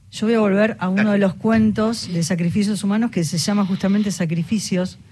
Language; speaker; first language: Spanish; native; Spanish